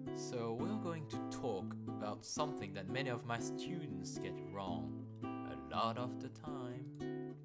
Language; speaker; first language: English; non-native, fluent; French